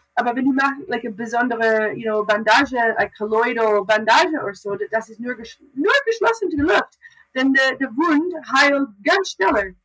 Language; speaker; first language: German; non-native, learner; English